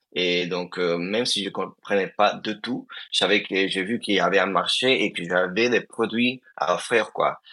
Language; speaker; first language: French; non-native, fluent; Spanish